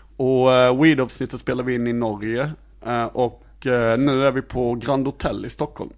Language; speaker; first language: Swedish; native; Swedish